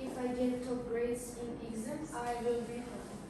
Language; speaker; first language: English; non-native, learner; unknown